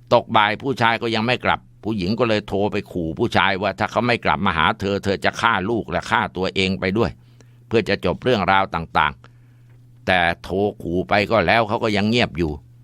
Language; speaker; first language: Thai; native; Thai